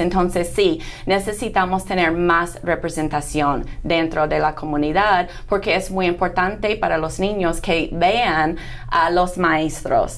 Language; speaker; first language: Spanish; non-native, fluent; English